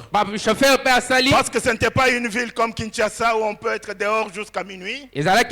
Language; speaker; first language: French; non-native, local second language; Lingala